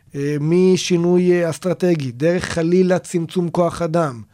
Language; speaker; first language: Hebrew; native; Hebrew